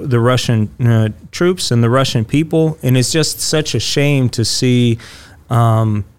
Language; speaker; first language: English; early bilingual, other home language; Russian